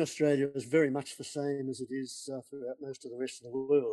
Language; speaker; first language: English; native; English